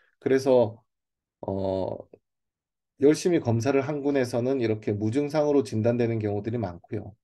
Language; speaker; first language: Korean; native; Korean